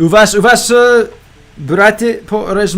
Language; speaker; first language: Russian; non-native, learner; English